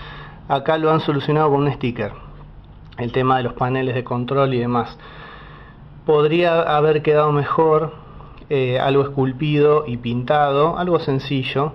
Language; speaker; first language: Spanish; native; Spanish